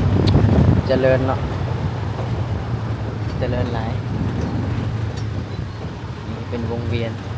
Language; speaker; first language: Thai; non-native, local second language; Lao